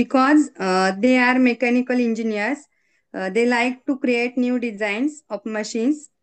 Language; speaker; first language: English; non-native, learner; Marathi